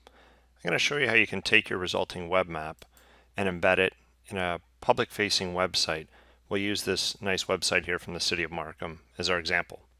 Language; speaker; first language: English; native; English